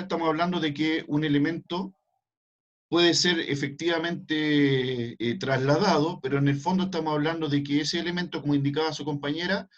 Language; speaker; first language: Spanish; native; Spanish